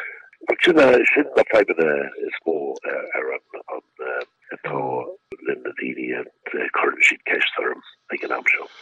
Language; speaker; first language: Irish; non-native, local second language; English